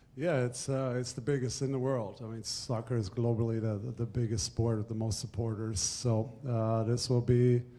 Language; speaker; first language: English; non-native, fluent; German